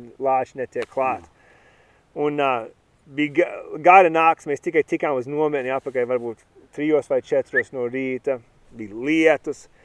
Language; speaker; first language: Latvian; early bilingual, heritage; Latvian